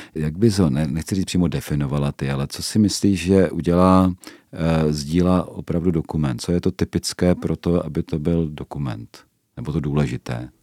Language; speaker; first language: Czech; native; Czech